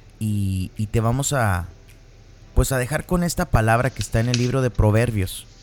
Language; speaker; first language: Spanish; native; Spanish